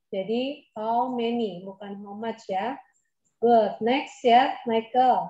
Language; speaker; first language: English; non-native, fluent; Indonesian